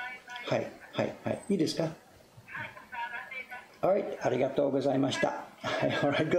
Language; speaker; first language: Japanese; non-native, fluent; English